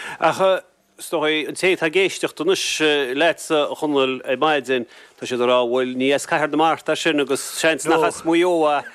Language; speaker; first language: Irish; native; Irish